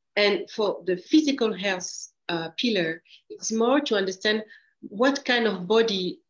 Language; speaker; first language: English; early bilingual, other home language; French